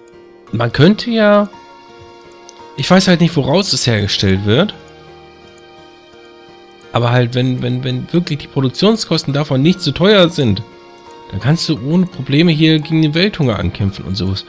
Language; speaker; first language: German; native; German